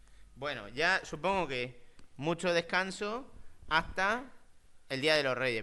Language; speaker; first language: Spanish; native; Spanish